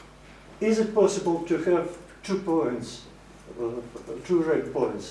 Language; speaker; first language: English; non-native, fluent; Russian